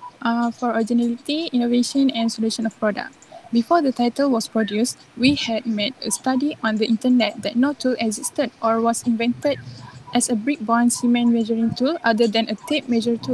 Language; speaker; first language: English; non-native, local second language; Malay